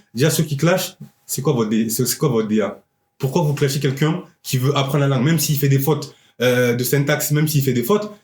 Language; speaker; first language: French; early bilingual, other home language; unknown